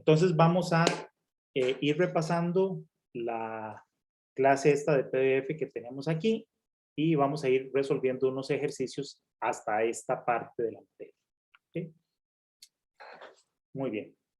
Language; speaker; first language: Spanish; native; Spanish